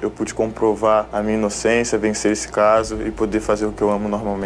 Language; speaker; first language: Portuguese; native; Portuguese